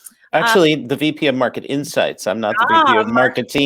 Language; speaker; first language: English; native; English